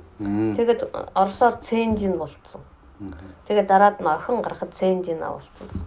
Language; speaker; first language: Mongolian; non-native, fluent; Russian